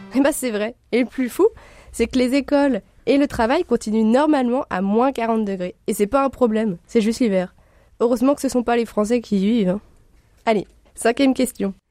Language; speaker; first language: French; native; French